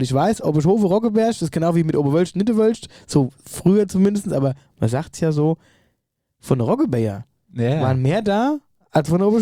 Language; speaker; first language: German; native; German